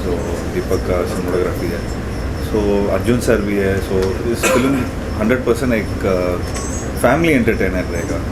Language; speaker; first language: Hindi; non-native, local second language; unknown